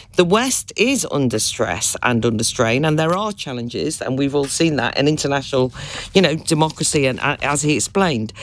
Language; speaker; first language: English; native; English